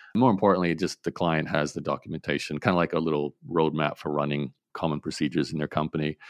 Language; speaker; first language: English; native; English